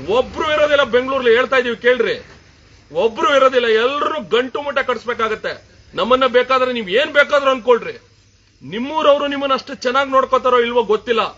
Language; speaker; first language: Kannada; native; Kannada